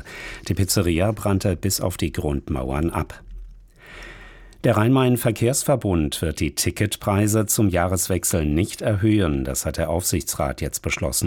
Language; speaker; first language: German; native; German